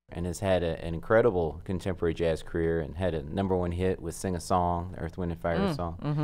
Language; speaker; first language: English; native; English